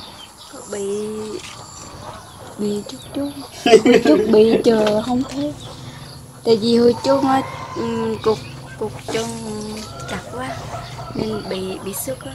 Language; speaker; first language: Vietnamese; non-native, local second language; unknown